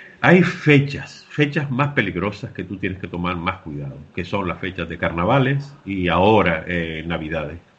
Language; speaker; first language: Spanish; native; Spanish